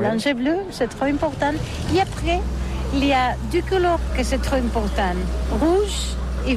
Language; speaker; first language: French; non-native, learner; Catalan